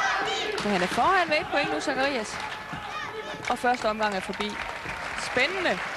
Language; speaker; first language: Danish; native; Danish